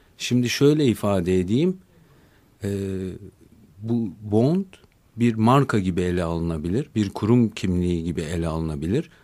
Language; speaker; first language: Turkish; native; Turkish